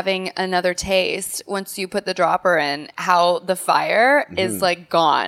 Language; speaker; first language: English; native; English